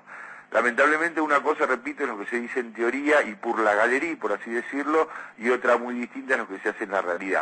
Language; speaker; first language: Spanish; native; Spanish